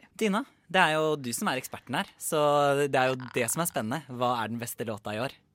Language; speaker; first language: Norwegian; native; Norwegian